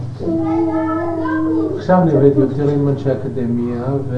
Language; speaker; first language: Hebrew; non-native, fluent; English